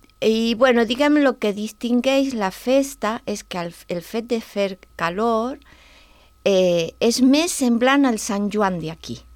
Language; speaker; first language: Catalan; non-native, fluent; Spanish